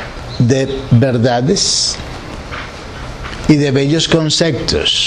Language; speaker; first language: Spanish; native; Spanish